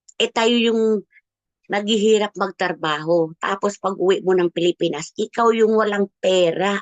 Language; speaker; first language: Filipino; non-native, local second language; Cebuano